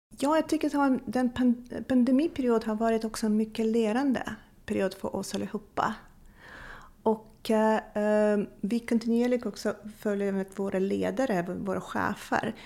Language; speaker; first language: Swedish; non-native, fluent; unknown